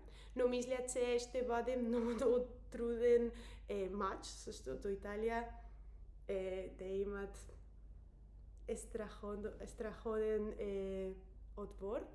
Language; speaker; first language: Bulgarian; non-native, learner; Spanish